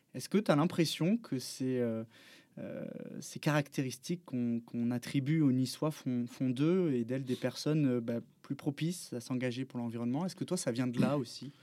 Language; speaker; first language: French; native; French